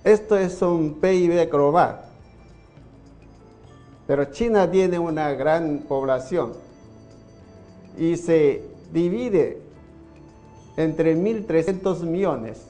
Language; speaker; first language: Spanish; non-native, fluent; Chinese